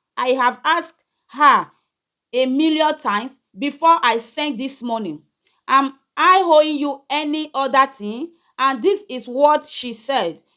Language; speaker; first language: Nigerian Pidgin; native; Nigerian Pidgin